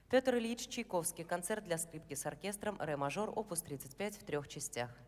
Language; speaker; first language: Russian; native; Russian